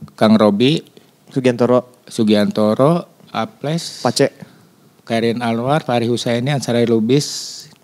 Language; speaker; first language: Indonesian; native; Indonesian